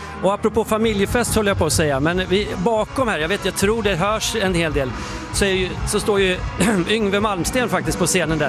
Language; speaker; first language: Swedish; native; Swedish